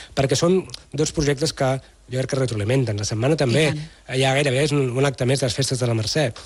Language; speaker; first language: Catalan; native; Catalan